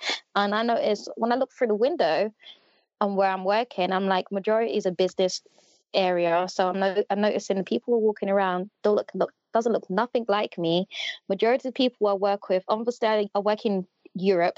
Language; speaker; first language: English; native; English